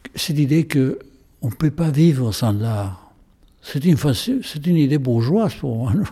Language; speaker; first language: French; non-native, fluent; Spanish